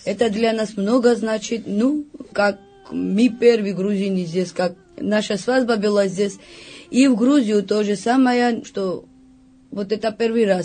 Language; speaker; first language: Russian; non-native, fluent; Georgian